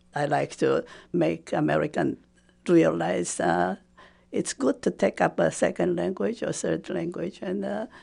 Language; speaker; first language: English; non-native, fluent; Japanese